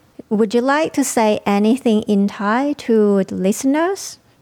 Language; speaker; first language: English; non-native, fluent; Thai